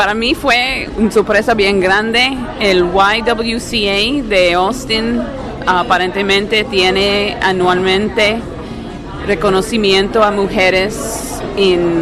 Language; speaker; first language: Spanish; early bilingual, heritage; English